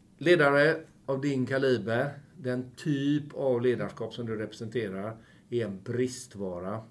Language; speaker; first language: Swedish; native; Swedish